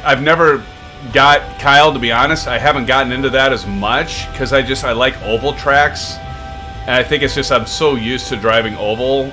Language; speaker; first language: English; native; English